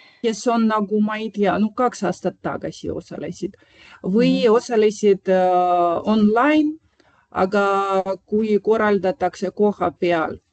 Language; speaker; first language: Estonian; non-native, local second language; Russian